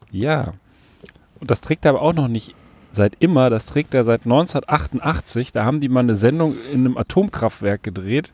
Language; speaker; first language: German; native; German